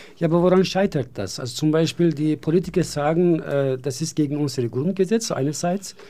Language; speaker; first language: German; non-native, fluent; Turkish